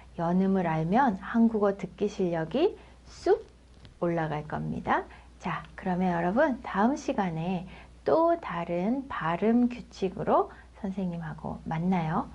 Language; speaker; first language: Korean; native; Korean